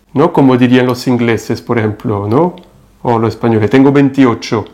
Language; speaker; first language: Spanish; non-native, fluent; French